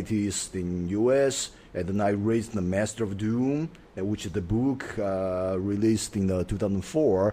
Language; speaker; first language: English; non-native, fluent; Chinese